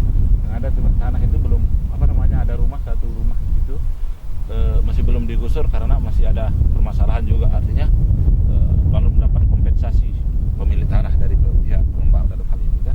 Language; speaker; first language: Indonesian; non-native, local second language; Sasak